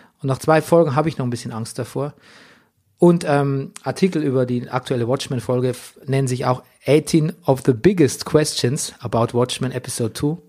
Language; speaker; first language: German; native; German